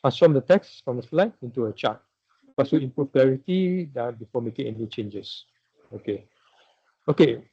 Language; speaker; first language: English; non-native, local second language; Malay